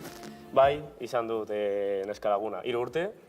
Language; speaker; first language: Basque; non-native, local second language; Spanish